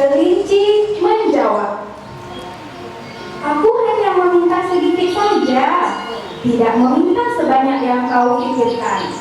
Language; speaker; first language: Indonesian; native; Indonesian